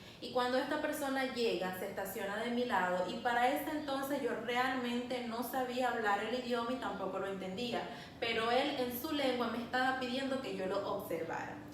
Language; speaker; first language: Spanish; native; Spanish